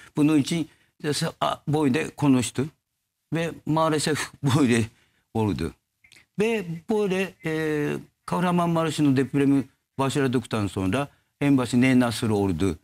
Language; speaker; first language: Turkish; non-native, learner; Japanese